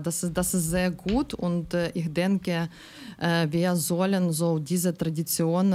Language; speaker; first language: German; non-native, learner; Ukrainian